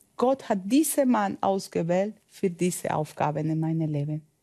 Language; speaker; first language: German; non-native, learner; Spanish